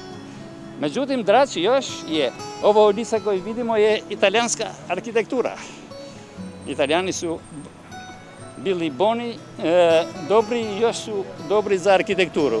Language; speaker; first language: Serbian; non-native, learner; Albanian